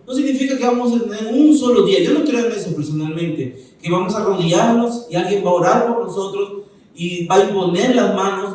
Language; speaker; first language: Spanish; native; Spanish